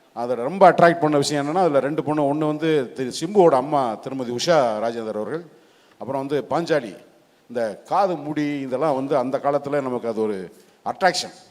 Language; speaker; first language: Tamil; native; Tamil